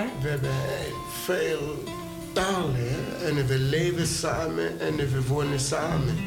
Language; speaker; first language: Dutch; non-native, fluent; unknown